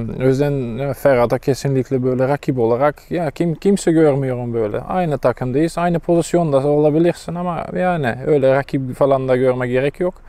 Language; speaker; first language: Turkish; non-native, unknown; Dutch